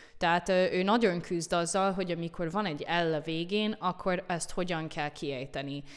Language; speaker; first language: Hungarian; non-native, fluent; English